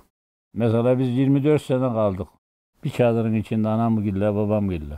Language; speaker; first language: Turkish; native; Turkish